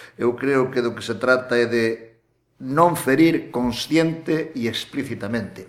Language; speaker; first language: Galician; native; Galician